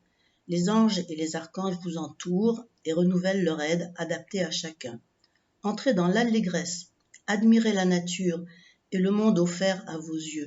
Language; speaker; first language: French; native; French